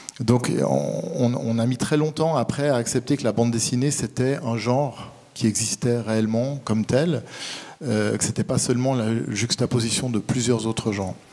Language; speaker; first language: French; native; French